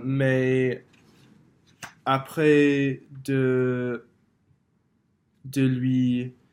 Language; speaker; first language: French; non-native, learner; English